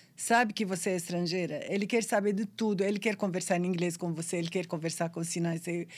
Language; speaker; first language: Portuguese; non-native, fluent; Arabic